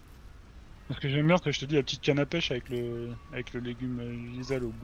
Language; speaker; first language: French; native; French